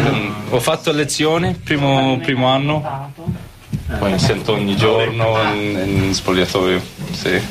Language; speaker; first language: Italian; non-native, learner; English